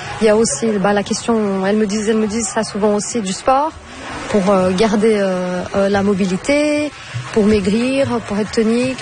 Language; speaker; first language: French; non-native, fluent; Portuguese